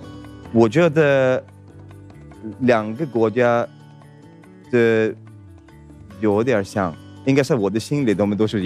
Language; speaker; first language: Chinese; non-native, fluent; Swedish